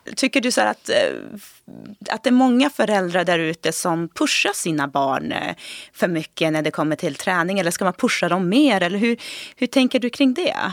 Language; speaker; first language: Swedish; early bilingual, other home language; Portuguese